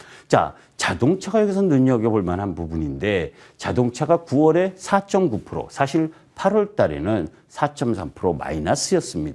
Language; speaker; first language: Korean; native; Korean